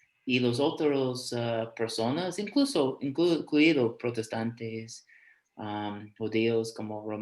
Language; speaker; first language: Spanish; non-native, fluent; English